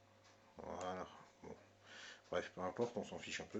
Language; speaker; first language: French; native; French